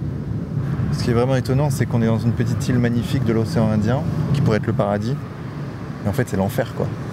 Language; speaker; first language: French; native; French